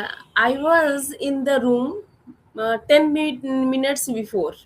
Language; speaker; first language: English; non-native, learner; Odia